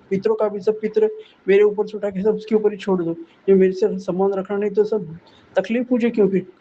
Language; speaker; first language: Hindi; non-native, local second language; Marathi